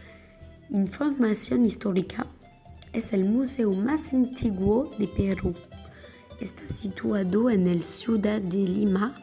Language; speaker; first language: Spanish; non-native, learner; French